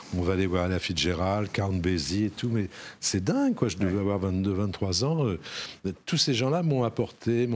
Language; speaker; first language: French; native; French